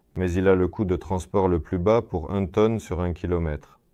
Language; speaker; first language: French; non-native, fluent; Russian